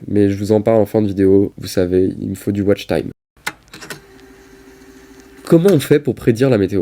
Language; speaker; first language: French; native; French